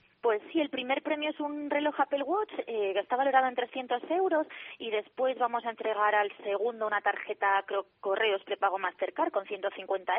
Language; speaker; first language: Spanish; native; Spanish